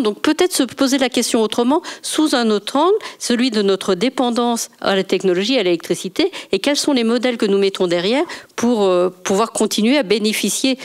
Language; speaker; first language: French; native; French